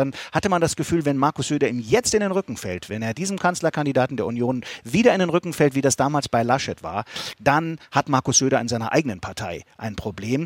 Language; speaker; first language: German; native; German